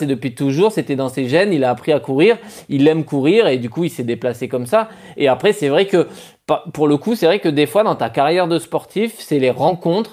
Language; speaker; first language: French; native; French